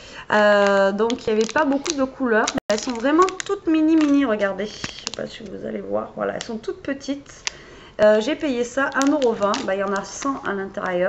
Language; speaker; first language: French; native; French